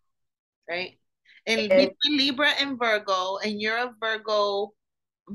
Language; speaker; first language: English; native; English